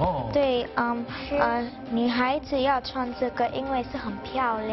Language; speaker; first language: Chinese; non-native, local second language; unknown